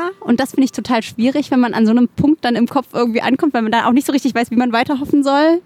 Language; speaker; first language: German; native; German